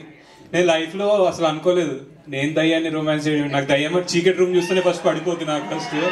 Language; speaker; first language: Telugu; native; Telugu